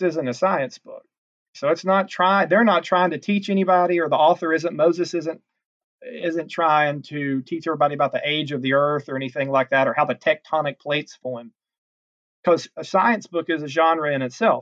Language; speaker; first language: English; native; English